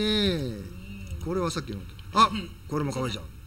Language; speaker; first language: Japanese; native; Japanese